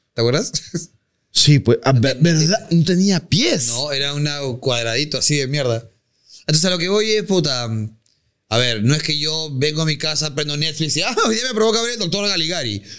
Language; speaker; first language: Spanish; native; Spanish